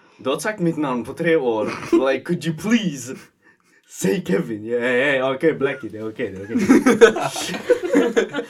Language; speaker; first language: Swedish; native; Swedish